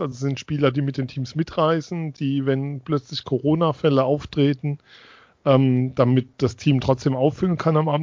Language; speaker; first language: German; native; German